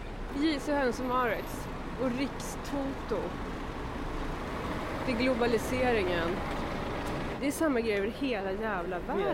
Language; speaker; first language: Swedish; native; Swedish